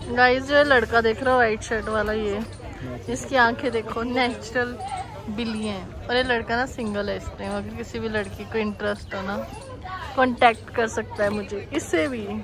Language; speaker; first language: Hindi; non-native, local second language; Punjabi